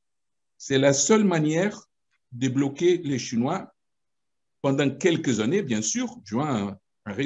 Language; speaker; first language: French; non-native, fluent; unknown